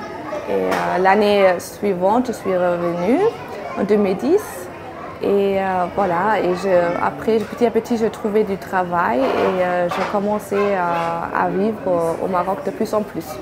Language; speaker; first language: French; non-native, fluent; German